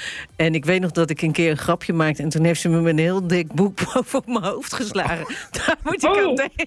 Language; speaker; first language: Dutch; native; Dutch